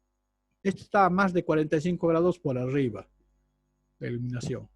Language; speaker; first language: Spanish; native; Spanish